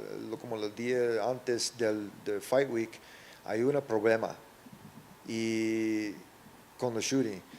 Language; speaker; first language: Spanish; non-native, learner; English